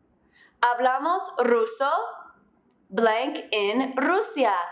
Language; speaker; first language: Spanish; non-native, fluent; English